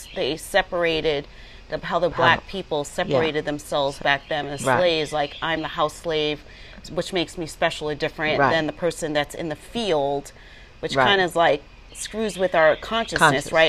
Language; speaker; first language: English; native; English